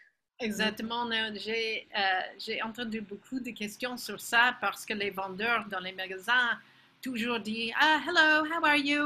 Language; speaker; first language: French; non-native, fluent; English